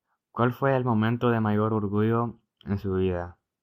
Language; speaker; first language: Spanish; early bilingual, heritage; Spanish